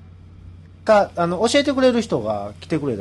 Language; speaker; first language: Japanese; native; Japanese